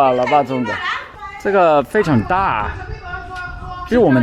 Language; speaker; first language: Chinese; non-native, fluent; English